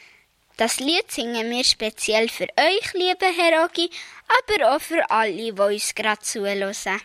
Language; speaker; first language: German; native; German